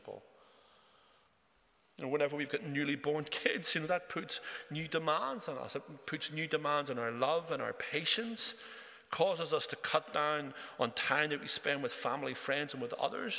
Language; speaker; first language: English; native; English